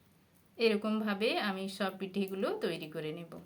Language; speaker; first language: Bangla; native; Bangla